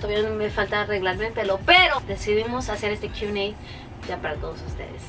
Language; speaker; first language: Spanish; early bilingual, heritage; Spanish